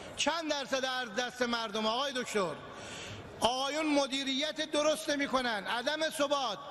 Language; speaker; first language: Persian; native; Persian